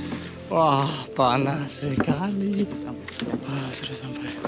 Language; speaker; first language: Indonesian; non-native, learner; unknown